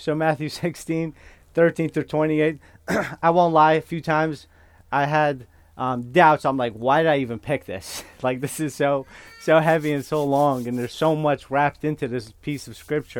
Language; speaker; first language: English; non-native, fluent; Kurdish